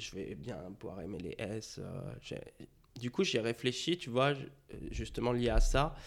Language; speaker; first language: French; native; French